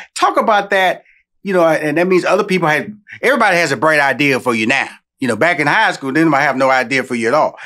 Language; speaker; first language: English; native; English